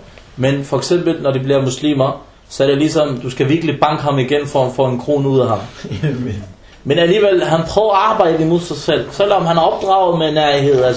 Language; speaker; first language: Danish; early bilingual, other home language; Arabic